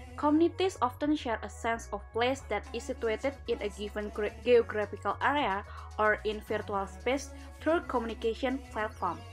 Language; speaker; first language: English; non-native, learner; Indonesian